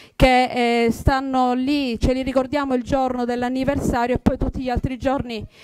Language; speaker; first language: Italian; native; Italian